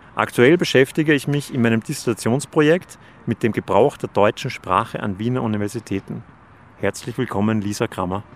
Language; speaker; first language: German; native; German